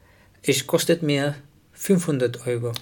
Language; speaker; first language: German; non-native, learner; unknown